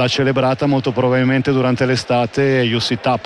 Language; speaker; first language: Italian; native; Italian